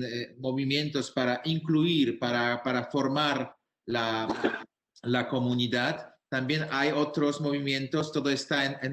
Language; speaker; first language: Spanish; non-native, fluent; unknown